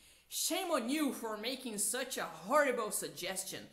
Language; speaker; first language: English; non-native, fluent; Portuguese